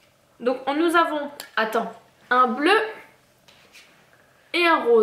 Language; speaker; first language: French; native; French